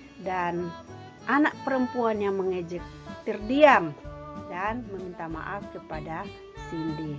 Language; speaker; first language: Indonesian; native; Indonesian